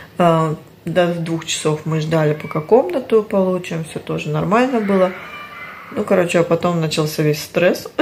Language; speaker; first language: Russian; early bilingual, heritage; Russian